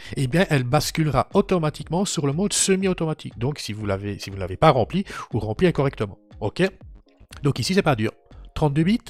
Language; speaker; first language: French; native; French